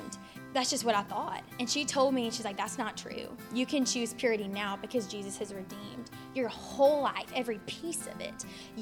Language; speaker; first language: English; native; English